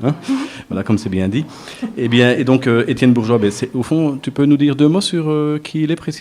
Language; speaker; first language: French; native; French